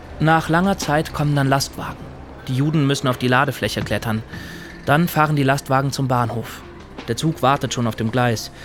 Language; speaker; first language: German; native; German